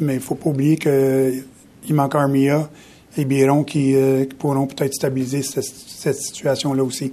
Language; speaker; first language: French; native; French